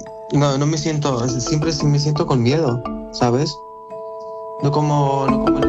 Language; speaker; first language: Spanish; non-native, learner; Arabic